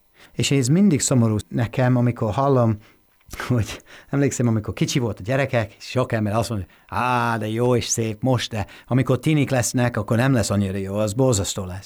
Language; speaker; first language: Hungarian; non-native, fluent; English